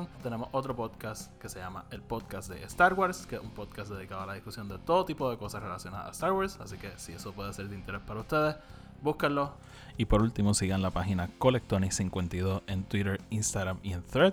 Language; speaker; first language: Spanish; native; Spanish